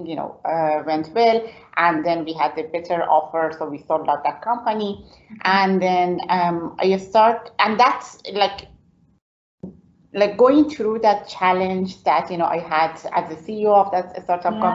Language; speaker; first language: English; non-native, fluent; Persian